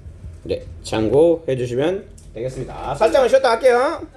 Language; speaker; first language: Korean; native; Korean